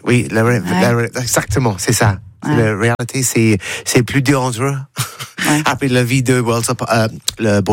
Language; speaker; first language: French; non-native, learner; English